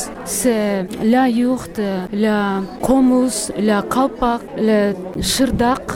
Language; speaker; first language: French; non-native, learner; Kyrgyz